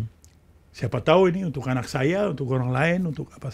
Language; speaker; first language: Indonesian; non-native, fluent; French